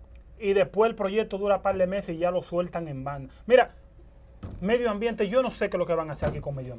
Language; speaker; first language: Spanish; native; Spanish